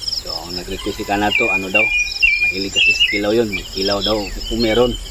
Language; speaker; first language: Filipino; non-native, local second language; Cebuano